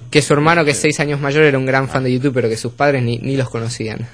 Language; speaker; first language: Spanish; native; Spanish